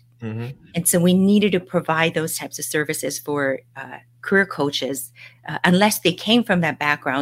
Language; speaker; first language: English; native; English